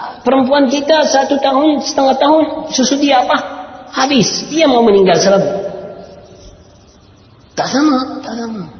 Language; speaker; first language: Indonesian; non-native, learner; Arabic